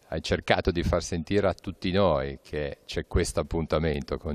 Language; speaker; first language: Italian; native; Italian